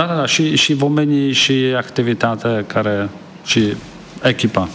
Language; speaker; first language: Romanian; non-native, learner; Czech